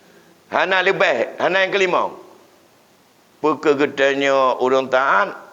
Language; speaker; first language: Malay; non-native, local second language; Achinese